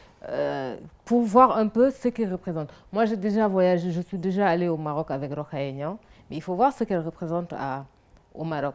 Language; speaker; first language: French; non-native, local second language; Wolof